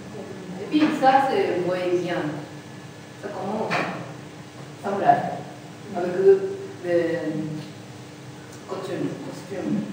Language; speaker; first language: French; non-native, learner; Japanese